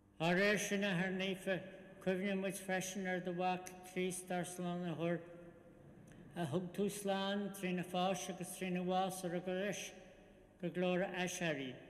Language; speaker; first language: Irish; non-native, local second language; English